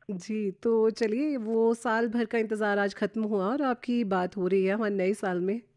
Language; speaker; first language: Hindi; native; Hindi